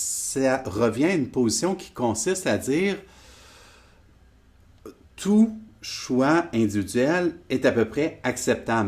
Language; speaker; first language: French; native; French